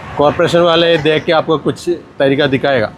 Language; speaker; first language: Hindi; non-native, local second language; Malayalam